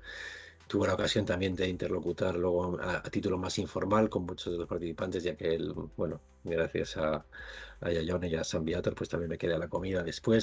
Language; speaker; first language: Spanish; native; Spanish